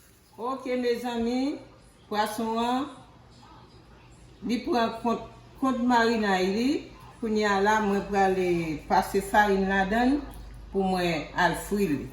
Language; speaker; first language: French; non-native, learner; Haitian Creole